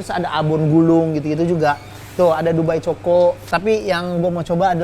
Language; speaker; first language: Indonesian; native; Indonesian